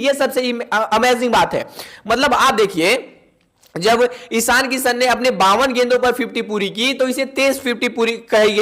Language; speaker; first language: Hindi; native; Hindi